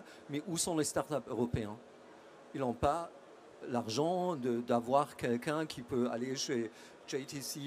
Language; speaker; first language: French; non-native, fluent; German